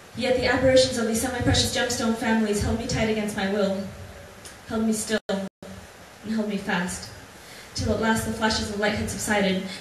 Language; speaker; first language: English; early bilingual, other home language; Spanish